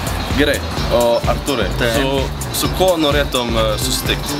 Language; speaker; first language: Lithuanian; non-native, learner; Swedish